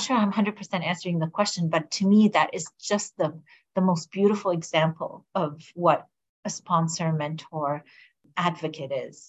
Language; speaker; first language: English; non-native, fluent; Arabic